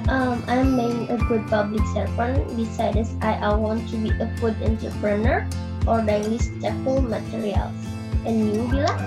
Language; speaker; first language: English; non-native, learner; Indonesian